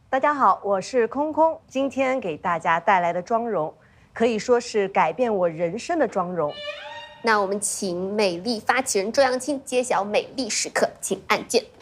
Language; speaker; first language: Chinese; native; Chinese